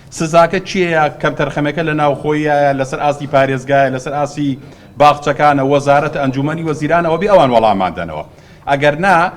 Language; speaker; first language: Central Kurdish; native; Central Kurdish